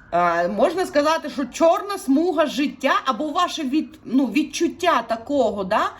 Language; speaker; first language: Ukrainian; non-native, local second language; Russian